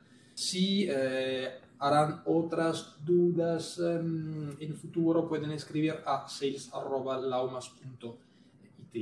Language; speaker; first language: Spanish; non-native, fluent; Italian